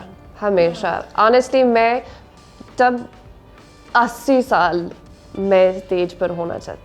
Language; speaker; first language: Hindi; non-native, learner; English